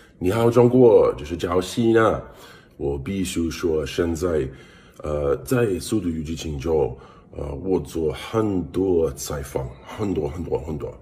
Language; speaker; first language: Chinese; non-native, learner; English